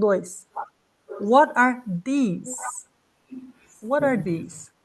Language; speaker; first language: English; non-native, fluent; Portuguese